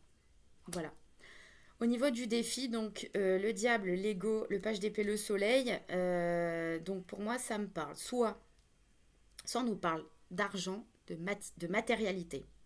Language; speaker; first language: French; native; French